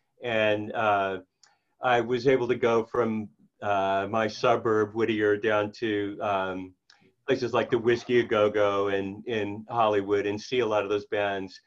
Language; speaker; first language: English; native; English